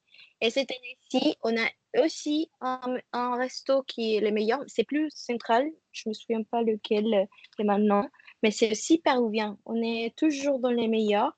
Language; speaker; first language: French; non-native, fluent; Spanish